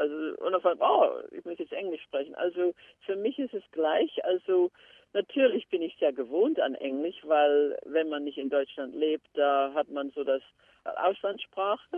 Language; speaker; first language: German; early bilingual, heritage; German